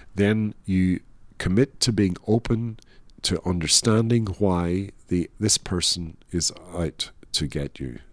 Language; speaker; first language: English; native; English